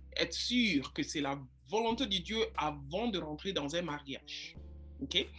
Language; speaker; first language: French; non-native, fluent; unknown